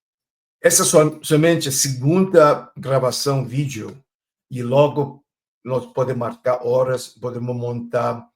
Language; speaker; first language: Portuguese; non-native, fluent; Chinese